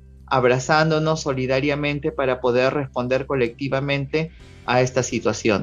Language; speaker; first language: Spanish; native; Spanish